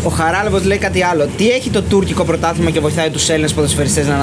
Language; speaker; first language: Greek; native; Greek